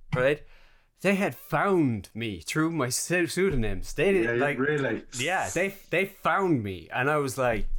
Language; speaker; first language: English; native; English